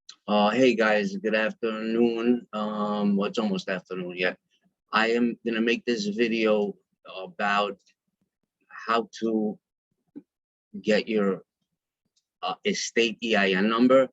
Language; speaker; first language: English; native; English